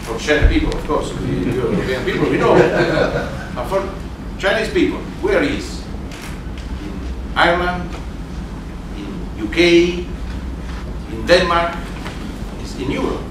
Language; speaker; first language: English; non-native, learner; Italian